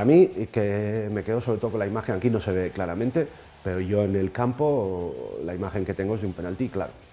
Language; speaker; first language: Spanish; native; Spanish